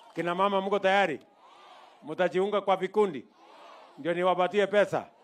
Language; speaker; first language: Swahili; non-native, local second language; Kalenjin